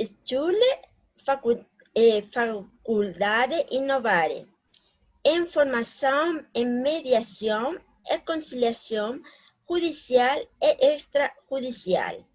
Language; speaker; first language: Portuguese; non-native, learner; Spanish